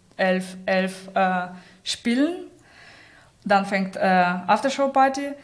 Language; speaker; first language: German; non-native, learner; Russian